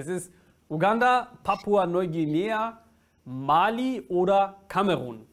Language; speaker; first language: German; native; German